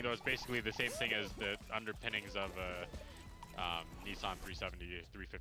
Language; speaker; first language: English; native; English